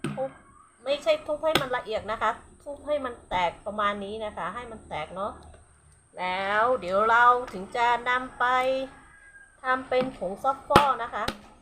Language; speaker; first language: Thai; non-native, local second language; Hmong